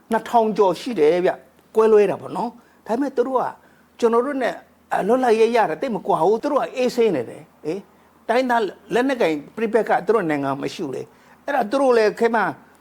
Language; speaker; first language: Burmese; non-native, local second language; Shan